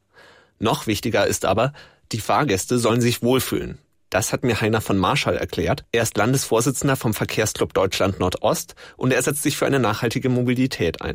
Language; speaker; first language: German; native; German